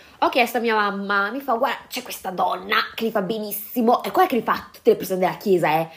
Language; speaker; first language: Italian; early bilingual, other home language; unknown